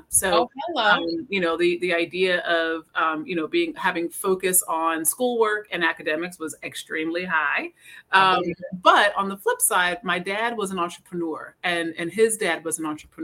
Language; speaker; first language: English; native; English